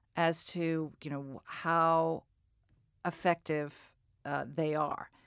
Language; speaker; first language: English; native; English